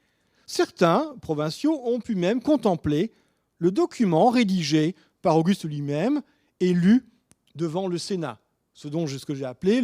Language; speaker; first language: French; native; French